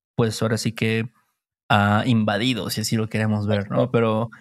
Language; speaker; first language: Spanish; native; Spanish